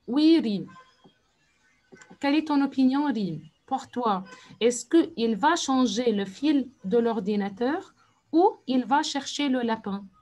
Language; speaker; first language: French; non-native, fluent; Arabic